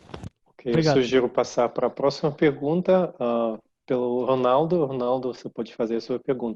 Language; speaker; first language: Portuguese; non-native, fluent; Russian